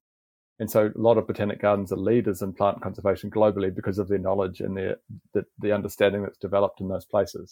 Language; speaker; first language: English; native; English